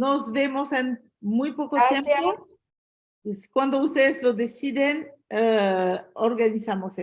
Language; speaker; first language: Spanish; non-native, fluent; French